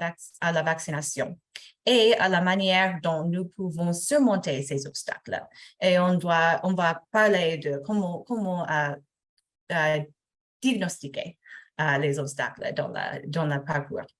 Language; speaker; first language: French; non-native, fluent; English